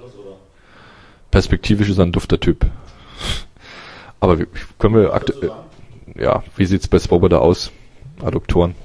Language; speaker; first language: German; native; German